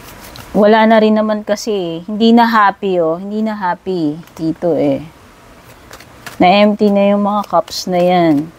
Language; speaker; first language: Filipino; native; Filipino